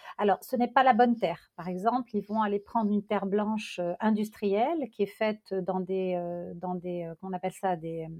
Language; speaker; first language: French; non-native, local second language; Arabic